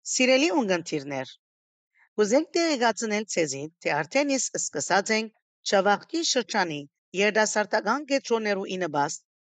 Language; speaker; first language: Armenian; early bilingual, heritage; Armenian